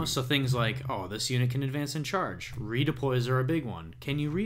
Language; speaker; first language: English; native; English